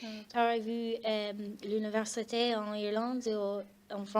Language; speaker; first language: French; non-native, learner; English